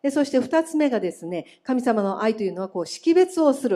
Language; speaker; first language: Japanese; native; Japanese